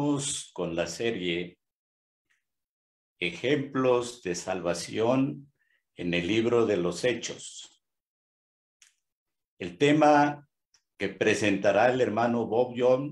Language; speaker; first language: Spanish; native; Spanish